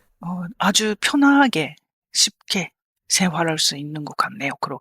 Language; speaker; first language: Korean; non-native, fluent; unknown